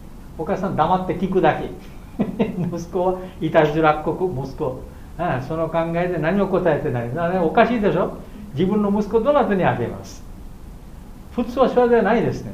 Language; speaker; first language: Japanese; non-native, learner; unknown